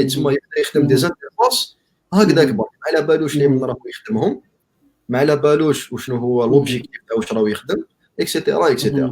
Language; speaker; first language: Arabic; native; Arabic